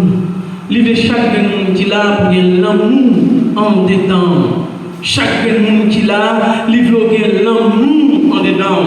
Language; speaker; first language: French; non-native, local second language; Haitian Creole